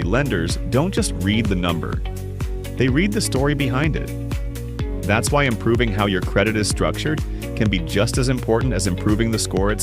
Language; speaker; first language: English; native; English